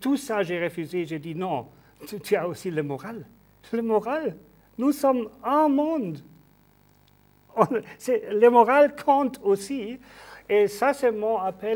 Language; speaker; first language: French; non-native, learner; German